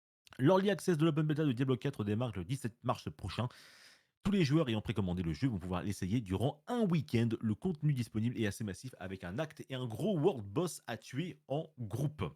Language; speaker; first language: French; native; French